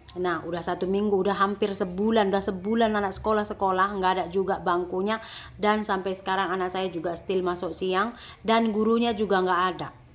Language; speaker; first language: Indonesian; native; Indonesian